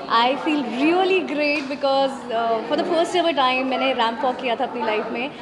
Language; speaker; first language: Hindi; native; Hindi